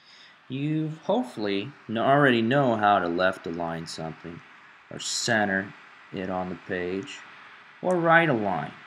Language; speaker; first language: English; native; English